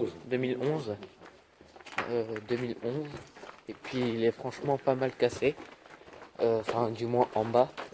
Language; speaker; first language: French; native; French